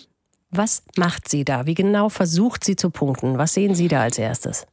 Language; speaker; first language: German; native; German